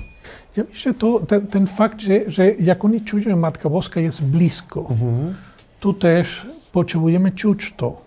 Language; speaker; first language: Polish; non-native, learner; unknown